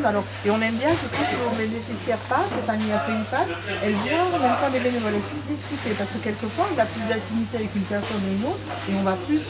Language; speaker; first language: French; native; French